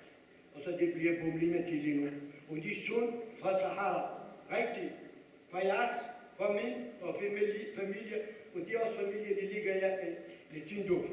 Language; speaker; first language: Danish; non-native, learner; Arabic